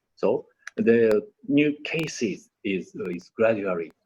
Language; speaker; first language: English; non-native, learner; Japanese